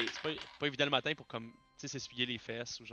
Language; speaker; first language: French; native; French